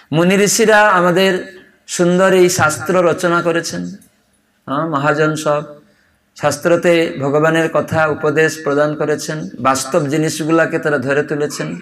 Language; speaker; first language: Bangla; non-native, fluent; Odia